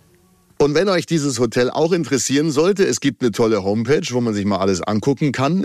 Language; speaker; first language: German; native; German